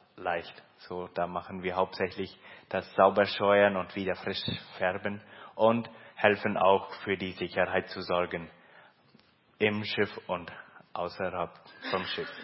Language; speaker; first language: German; early bilingual, heritage; Plautdietsch